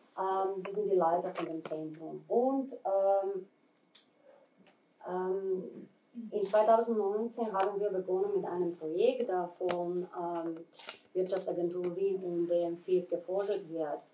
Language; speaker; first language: German; non-native, fluent; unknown